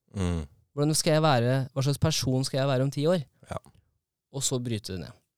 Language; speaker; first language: Norwegian; native; Norwegian